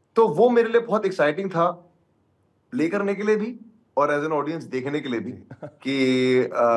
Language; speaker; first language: Hindi; native; Hindi